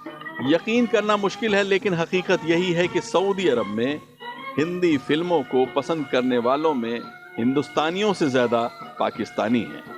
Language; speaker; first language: Hindi; native; Hindi